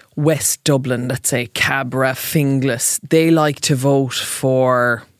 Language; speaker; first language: English; native; English